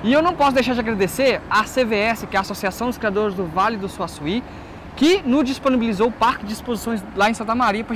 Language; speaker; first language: Portuguese; native; Portuguese